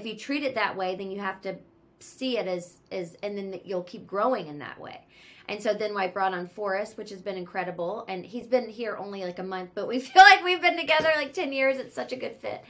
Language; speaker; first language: English; native; English